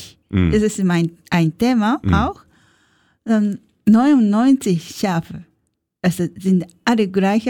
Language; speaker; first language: German; non-native, learner; Japanese